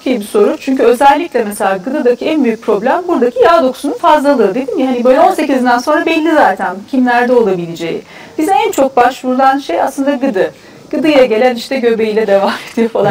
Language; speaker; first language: Turkish; native; Turkish